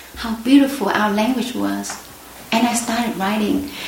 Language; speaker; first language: English; non-native, fluent; Vietnamese